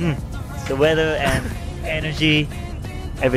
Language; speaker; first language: English; non-native, fluent; Japanese